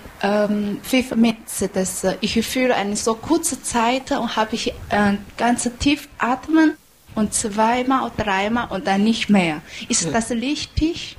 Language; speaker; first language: German; non-native, learner; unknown